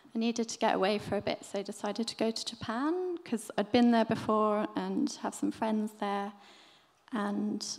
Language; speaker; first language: English; native; English